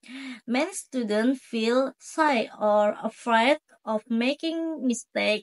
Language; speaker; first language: English; non-native, learner; Indonesian